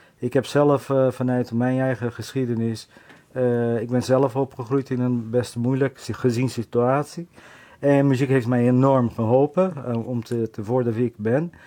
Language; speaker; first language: Dutch; non-native, fluent; Portuguese